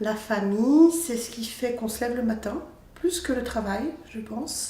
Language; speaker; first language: French; native; French